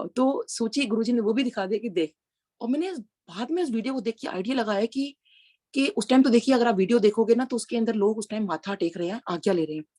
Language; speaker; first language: Hindi; native; Hindi